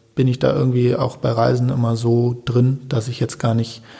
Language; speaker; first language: German; native; German